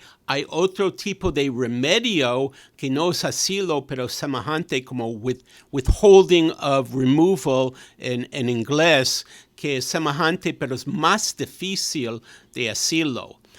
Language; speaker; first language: Spanish; non-native, fluent; English